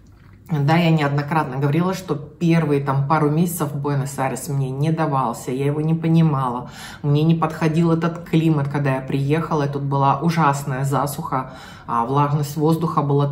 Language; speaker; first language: Russian; native; Russian